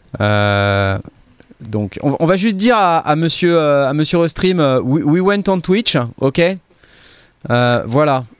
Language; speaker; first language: French; native; French